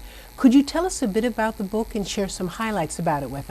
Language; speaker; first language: English; native; English